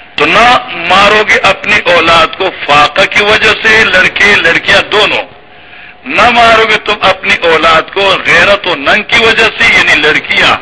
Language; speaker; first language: Urdu; non-native, local second language; Pashto